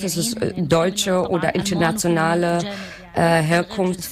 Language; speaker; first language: German; non-native, learner; Arabic